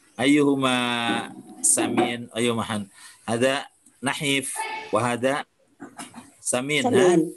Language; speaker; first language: Arabic; non-native, fluent; Indonesian